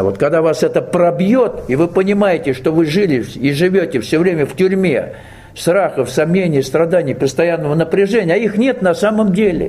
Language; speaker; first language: Russian; native; Russian